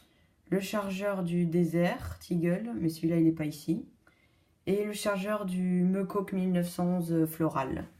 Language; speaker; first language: French; native; French